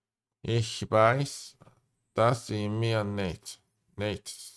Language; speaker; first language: German; non-native, learner; Korean